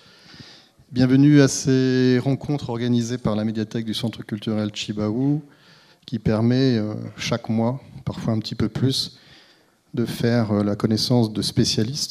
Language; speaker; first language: French; native; French